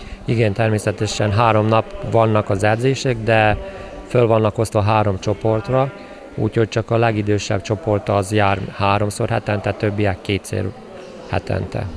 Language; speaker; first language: Hungarian; native; Hungarian